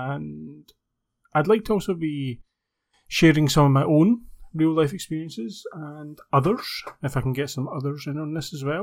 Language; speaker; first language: English; native; English